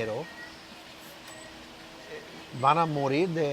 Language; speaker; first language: Spanish; non-native, learner; English